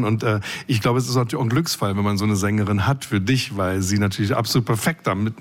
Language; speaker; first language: German; native; German